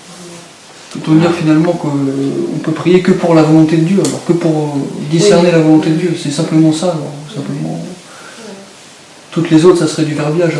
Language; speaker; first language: French; native; French